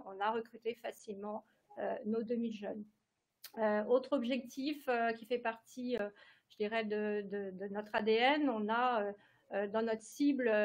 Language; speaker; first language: French; native; French